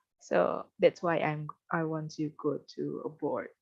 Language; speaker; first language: English; non-native, learner; Indonesian